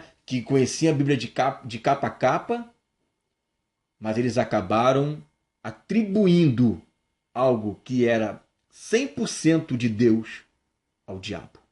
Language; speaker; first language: Portuguese; native; Portuguese